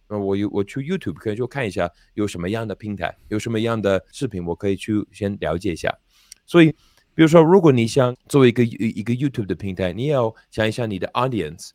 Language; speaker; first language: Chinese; non-native, fluent; English